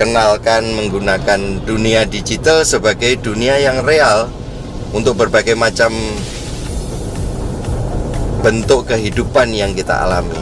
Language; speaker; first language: Indonesian; native; Indonesian